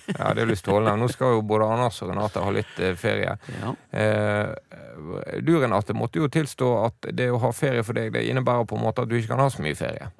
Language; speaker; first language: Norwegian; native; Norwegian